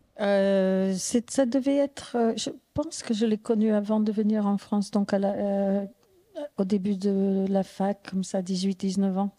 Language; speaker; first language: French; non-native, fluent; English